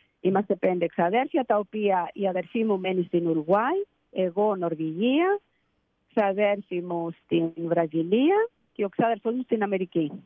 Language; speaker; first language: Greek; early bilingual, heritage; Spanish